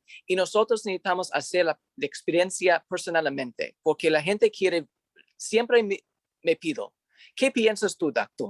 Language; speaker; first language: Spanish; non-native, learner; English